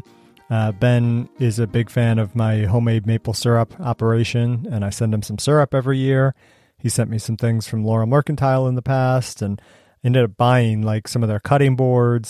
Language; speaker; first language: English; native; English